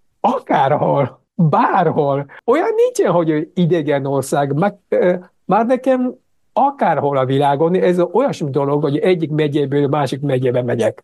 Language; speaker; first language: Hungarian; non-native, fluent; Japanese